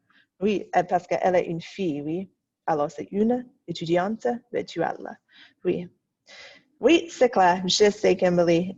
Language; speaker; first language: French; non-native, fluent; English